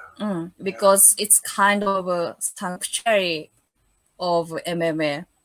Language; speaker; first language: English; non-native, learner; Japanese